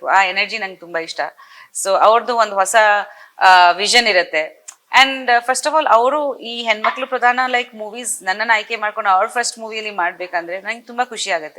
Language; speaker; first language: Kannada; non-native, fluent; Bangla